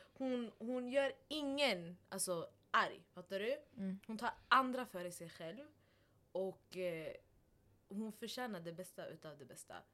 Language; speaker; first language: Swedish; non-native, local second language; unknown